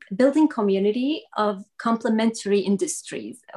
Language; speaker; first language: English; non-native, fluent; Arabic